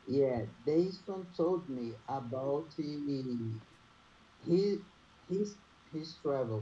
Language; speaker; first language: English; non-native, learner; Portuguese